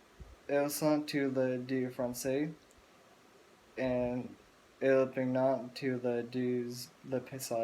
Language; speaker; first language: French; non-native, learner; English